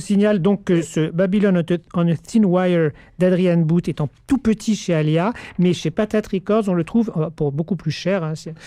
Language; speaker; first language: French; native; French